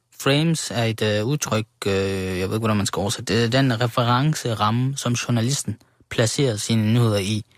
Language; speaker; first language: Danish; early bilingual, other home language; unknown